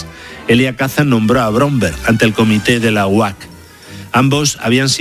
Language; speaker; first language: Spanish; native; Spanish